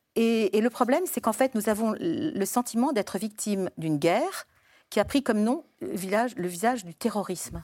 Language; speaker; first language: French; early bilingual, other home language; Arabic